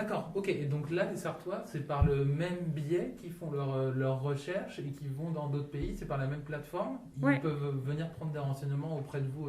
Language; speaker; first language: French; native; French